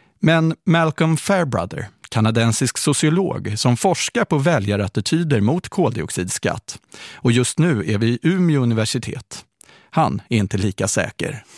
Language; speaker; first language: Swedish; native; Swedish